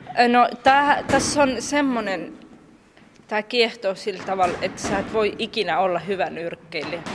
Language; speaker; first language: Finnish; early bilingual, other home language; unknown